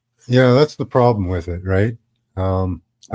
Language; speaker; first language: English; native; English